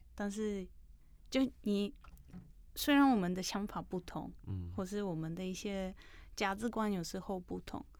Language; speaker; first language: Chinese; non-native, fluent; Polish